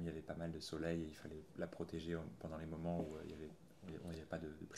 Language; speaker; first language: French; native; French